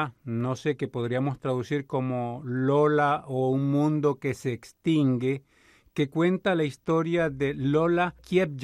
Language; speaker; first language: Spanish; native; Spanish